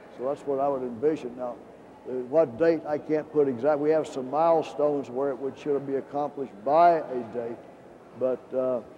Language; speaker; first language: English; native; English